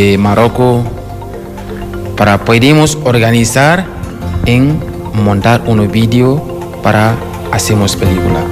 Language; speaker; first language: Spanish; non-native, learner; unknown